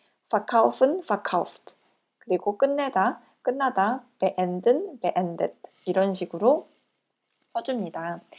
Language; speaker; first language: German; non-native, learner; Korean